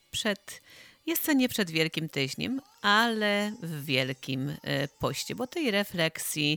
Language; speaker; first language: Polish; native; Polish